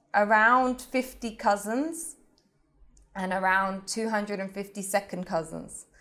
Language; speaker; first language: English; native; English